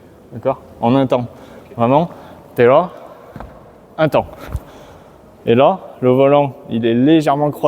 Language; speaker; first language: French; native; French